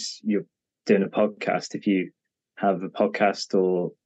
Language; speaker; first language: English; native; English